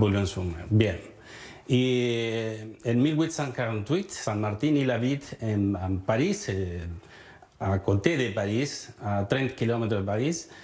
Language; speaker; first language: French; non-native, learner; Spanish